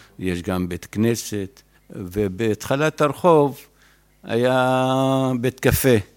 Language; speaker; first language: Hebrew; non-native, fluent; Arabic